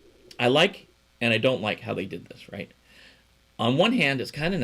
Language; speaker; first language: English; native; English